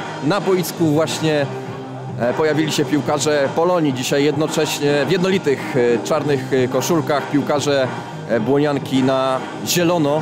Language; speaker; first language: Polish; native; Polish